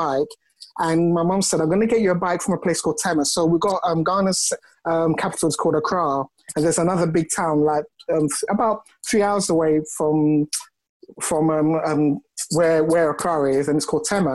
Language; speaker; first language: English; non-native, local second language; Ga